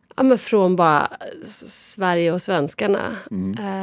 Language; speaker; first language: Swedish; native; Swedish